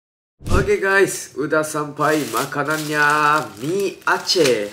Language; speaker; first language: Indonesian; non-native, learner; Japanese